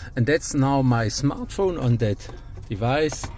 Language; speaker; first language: English; non-native, fluent; German